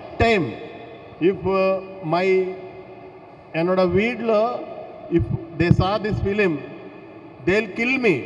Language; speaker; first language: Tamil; non-native, learner; Telugu